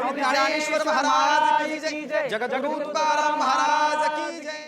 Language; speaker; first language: Hindi; non-native, local second language; Marathi